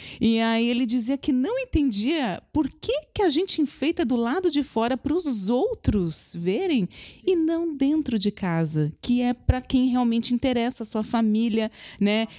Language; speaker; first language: Portuguese; native; Portuguese